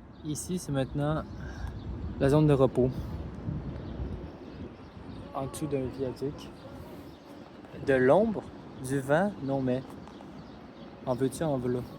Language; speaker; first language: French; native; French